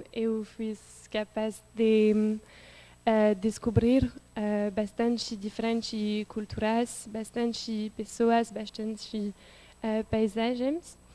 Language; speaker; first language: Portuguese; non-native, learner; French